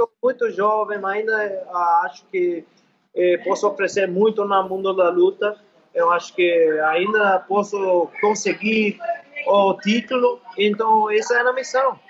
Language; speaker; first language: Portuguese; non-native, learner; English